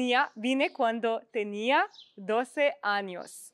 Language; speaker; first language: Spanish; non-native, learner; French